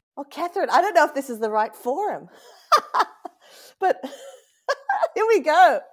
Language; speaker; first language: English; native; English